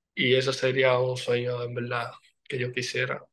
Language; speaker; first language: Spanish; native; Spanish